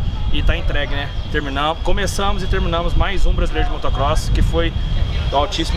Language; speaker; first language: Portuguese; native; Portuguese